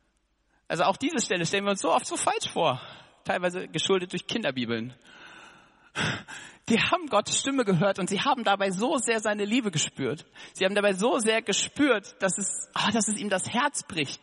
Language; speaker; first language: German; native; German